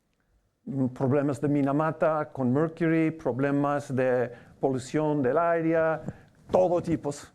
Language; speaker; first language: Spanish; non-native, fluent; English